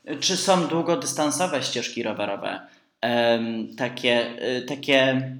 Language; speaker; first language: Polish; early bilingual, heritage; Polish